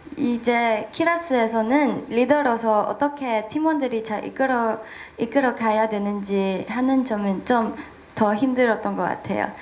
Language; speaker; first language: Korean; non-native, fluent; Chinese